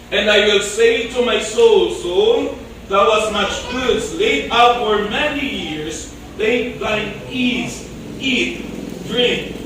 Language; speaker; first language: English; non-native, local second language; Filipino